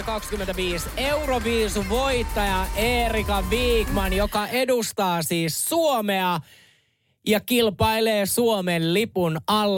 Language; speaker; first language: Finnish; native; Finnish